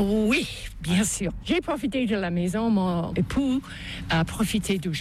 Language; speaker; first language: French; non-native, local second language; English